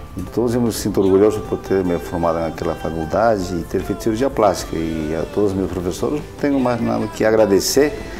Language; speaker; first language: Portuguese; non-native, fluent; Spanish